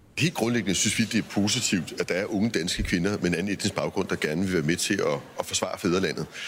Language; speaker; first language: Danish; early bilingual, other home language; Persian